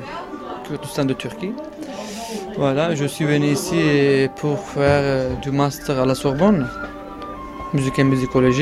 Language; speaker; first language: French; non-native, learner; Kurdish